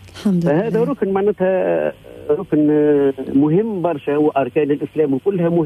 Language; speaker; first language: Arabic; native; Arabic